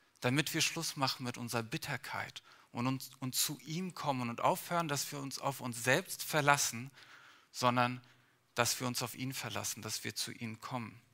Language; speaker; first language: German; early bilingual, other home language; English